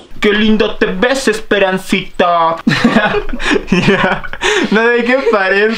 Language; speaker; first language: Spanish; native; Spanish